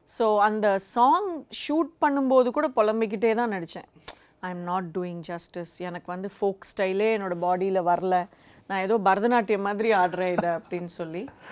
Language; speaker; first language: Tamil; native; Tamil